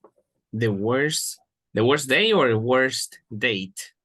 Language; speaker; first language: English; non-native, fluent; Spanish